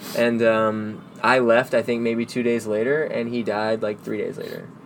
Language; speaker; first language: English; native; English